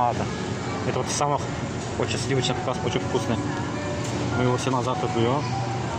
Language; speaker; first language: Russian; non-native, learner; Azerbaijani